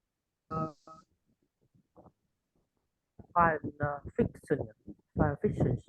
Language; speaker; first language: English; non-native, learner; Vietnamese